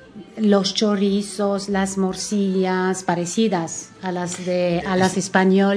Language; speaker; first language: Spanish; non-native, fluent; Romanian